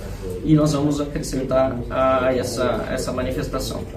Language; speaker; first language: Portuguese; native; Portuguese